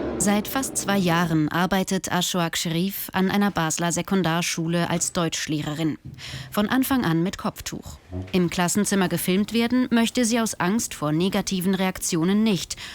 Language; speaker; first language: German; native; German